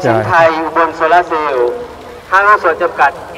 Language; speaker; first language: Thai; non-native, local second language; Northeastern Thai